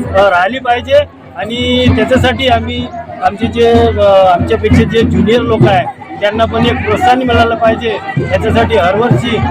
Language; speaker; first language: Marathi; non-native, local second language; Lambadi